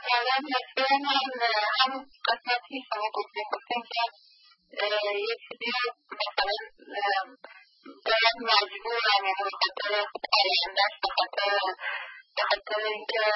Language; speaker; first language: Persian; early bilingual, heritage; Persian